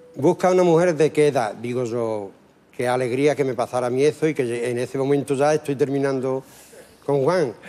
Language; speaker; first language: Spanish; native; Spanish